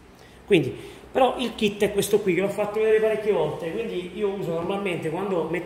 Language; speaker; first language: Italian; native; Italian